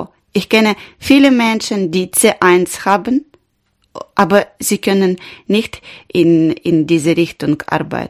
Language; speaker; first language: German; non-native, learner; Ukrainian